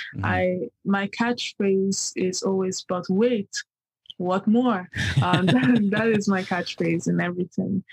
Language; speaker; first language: English; early bilingual, other home language; Yoruba